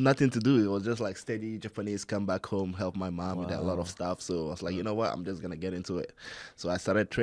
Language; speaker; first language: English; non-native, local second language; Hausa